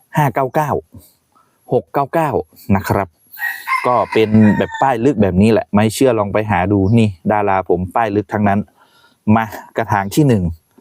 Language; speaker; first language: Thai; native; Thai